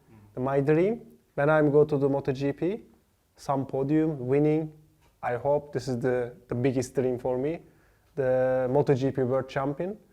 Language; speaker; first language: English; non-native, learner; Turkish